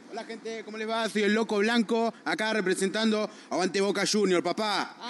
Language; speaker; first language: Spanish; native; Spanish